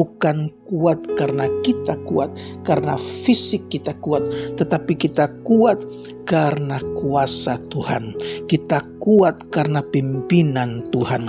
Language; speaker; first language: Indonesian; native; Indonesian